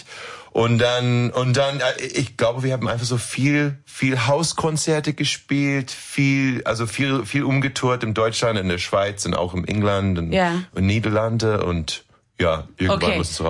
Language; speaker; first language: German; non-native, learner; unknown